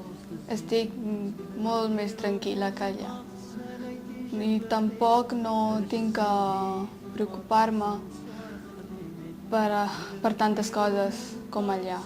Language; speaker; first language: Catalan; non-native, fluent; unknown